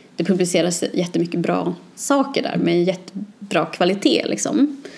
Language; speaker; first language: Swedish; native; Swedish